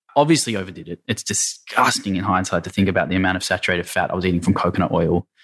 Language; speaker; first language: English; native; English